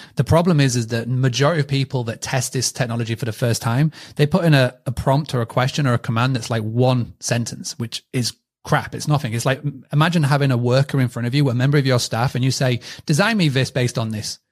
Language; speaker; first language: English; native; English